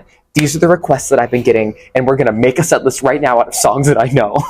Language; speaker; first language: English; native; English